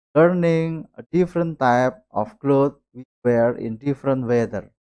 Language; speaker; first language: English; non-native, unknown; Indonesian